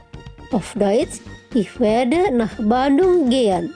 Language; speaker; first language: German; non-native, fluent; Indonesian